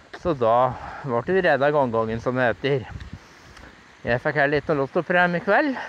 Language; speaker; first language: Norwegian; native; Norwegian